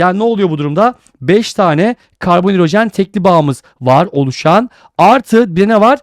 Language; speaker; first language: Turkish; native; Turkish